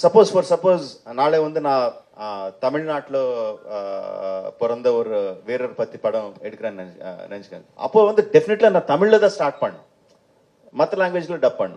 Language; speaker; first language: Tamil; non-native, fluent; Telugu